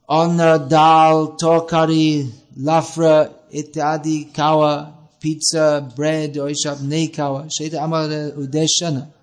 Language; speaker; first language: Bangla; non-native, fluent; English